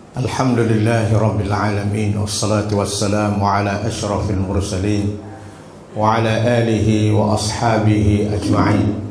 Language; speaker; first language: Malay; native; Malay